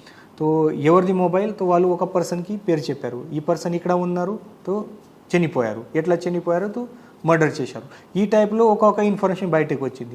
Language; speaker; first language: Telugu; non-native, fluent; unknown